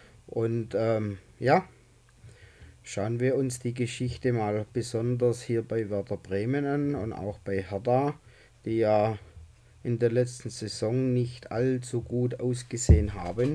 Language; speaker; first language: German; native; German